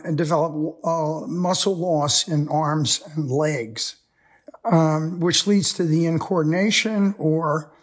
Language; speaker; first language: English; native; English